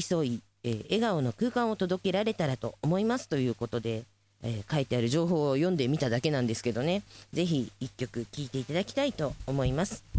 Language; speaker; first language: Japanese; native; Japanese